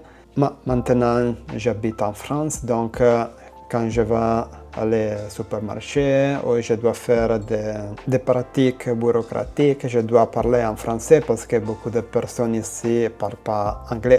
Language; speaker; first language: French; non-native, learner; Italian